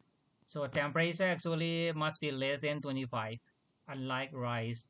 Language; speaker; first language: English; non-native, local second language; Manipuri